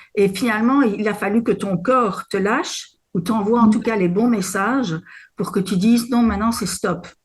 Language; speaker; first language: French; native; French